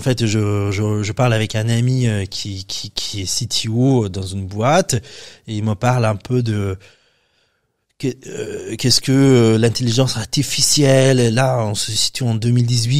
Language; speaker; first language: French; non-native, fluent; Persian